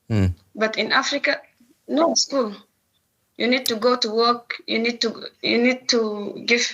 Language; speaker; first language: English; non-native, local second language; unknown